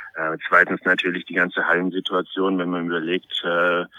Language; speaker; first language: German; non-native, fluent; Polish